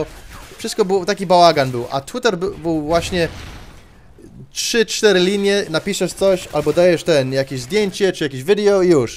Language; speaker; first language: Polish; early bilingual, heritage; Polish